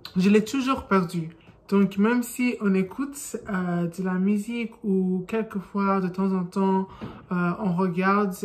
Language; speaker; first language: French; non-native, learner; English